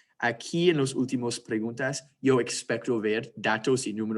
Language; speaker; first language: Spanish; non-native, fluent; English